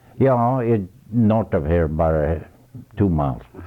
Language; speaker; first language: English; non-native, fluent; Swedish